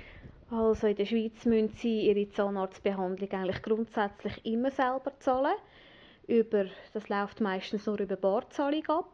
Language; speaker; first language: German; native; German